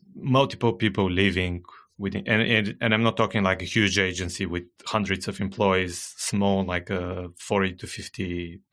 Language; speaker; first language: English; non-native, fluent; Bulgarian